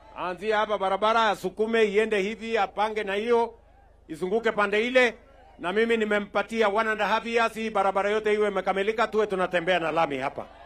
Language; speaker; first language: Swahili; non-native, local second language; Kalenjin